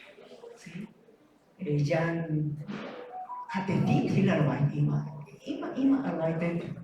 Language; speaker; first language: German; non-native, learner; Spanish